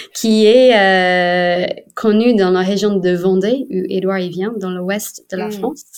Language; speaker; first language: French; non-native, fluent; English